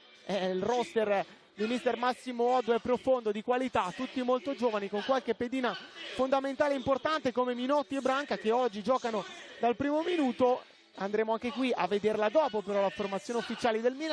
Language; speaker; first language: Italian; native; Italian